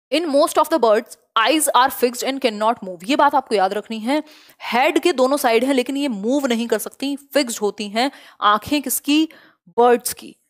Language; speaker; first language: Hindi; native; Hindi